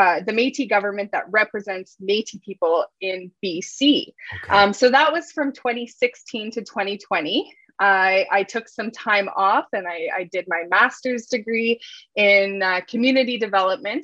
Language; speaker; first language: English; native; English